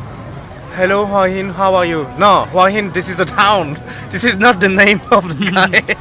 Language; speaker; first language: English; non-native, learner; French